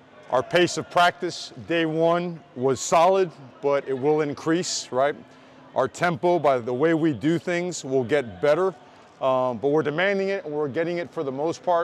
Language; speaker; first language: English; early bilingual, other home language; Spanish